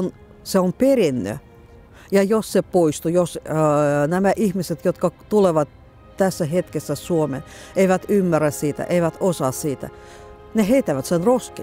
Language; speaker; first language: Finnish; non-native, fluent; Russian